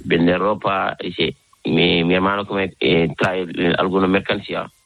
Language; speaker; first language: Spanish; non-native, learner; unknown